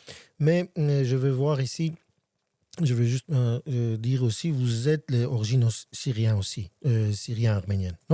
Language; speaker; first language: French; non-native, learner; Armenian